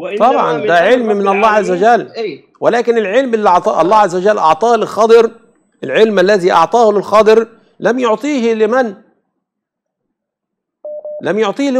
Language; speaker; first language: Arabic; native; Arabic